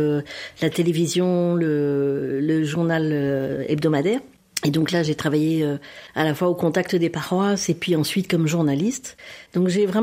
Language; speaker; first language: French; native; French